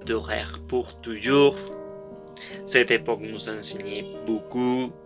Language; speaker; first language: French; non-native, learner; Spanish